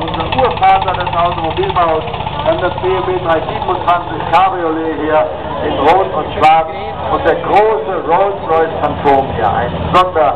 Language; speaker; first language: German; native; German